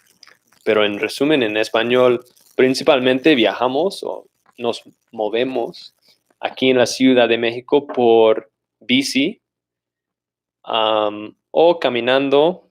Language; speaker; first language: Spanish; non-native, fluent; English